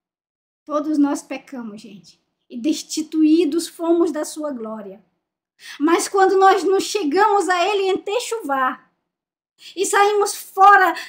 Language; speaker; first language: Portuguese; native; Portuguese